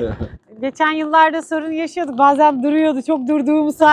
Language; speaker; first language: Turkish; native; Turkish